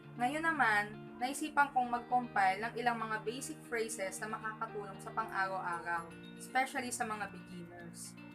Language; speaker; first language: Filipino; native; Filipino